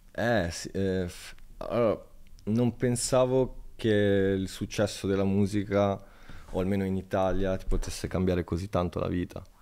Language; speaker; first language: Italian; native; Italian